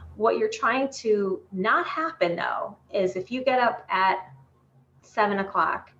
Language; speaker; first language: English; native; English